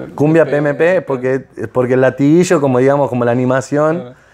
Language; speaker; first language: Spanish; native; Spanish